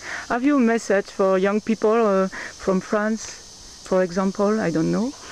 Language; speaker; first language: English; non-native, learner; French